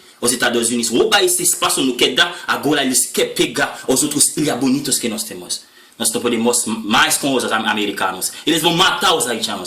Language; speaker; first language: Portuguese; non-native, learner; Haitian Creole